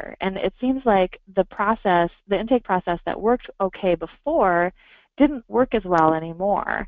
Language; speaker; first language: English; native; English